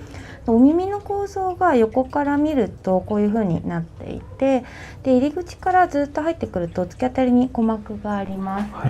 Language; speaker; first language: Japanese; native; Japanese